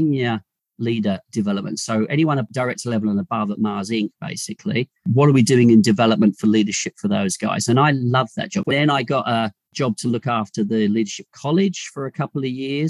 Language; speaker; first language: English; native; English